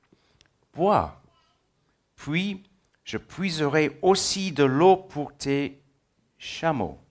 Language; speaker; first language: French; non-native, fluent; English